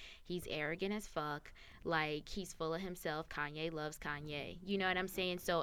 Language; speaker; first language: English; native; English